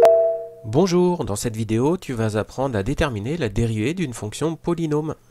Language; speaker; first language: French; native; French